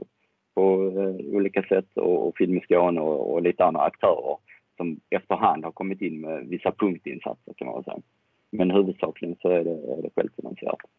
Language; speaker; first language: Swedish; native; Swedish